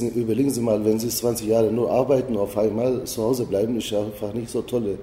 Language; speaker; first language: German; non-native, learner; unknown